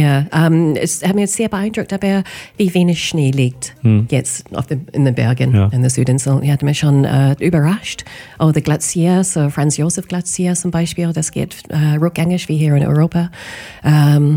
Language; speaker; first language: German; non-native, fluent; English